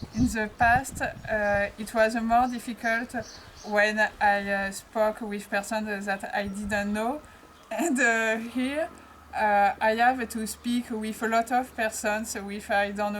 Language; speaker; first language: English; non-native, learner; French